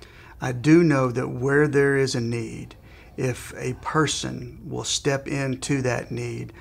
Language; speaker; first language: English; native; English